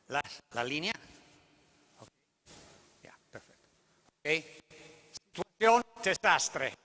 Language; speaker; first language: Spanish; non-native, learner; English